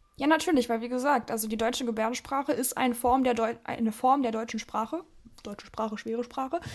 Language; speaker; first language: German; early bilingual, other home language; Russian